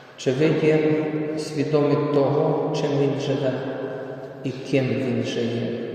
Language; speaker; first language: Ukrainian; non-native, fluent; Polish